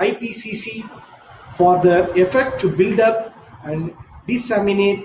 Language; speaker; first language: English; non-native, local second language; Tamil